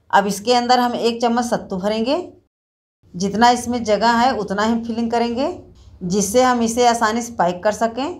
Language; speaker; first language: Hindi; native; Hindi